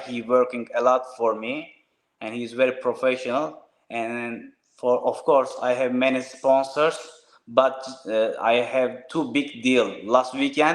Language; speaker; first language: English; non-native, learner; Turkish